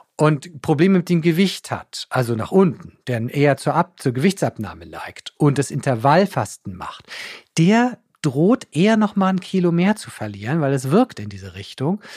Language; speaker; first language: German; native; German